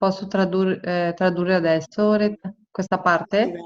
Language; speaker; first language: Italian; non-native, fluent; Portuguese